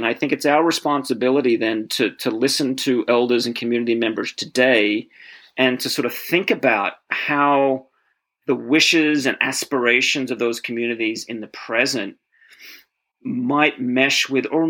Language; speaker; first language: English; native; English